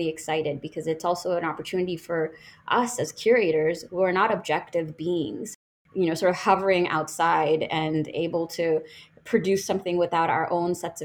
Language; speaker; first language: English; non-native, local second language; Bangla